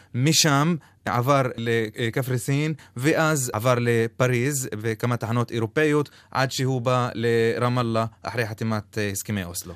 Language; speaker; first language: Hebrew; non-native, local second language; Arabic